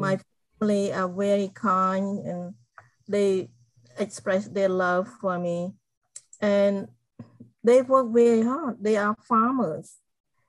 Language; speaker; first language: English; non-native, fluent; Khmer